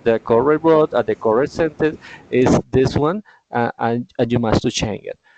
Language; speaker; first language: English; non-native, learner; Spanish